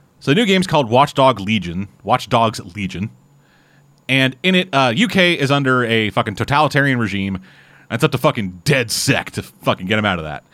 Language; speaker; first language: English; native; English